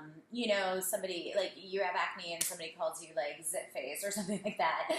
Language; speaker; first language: English; native; English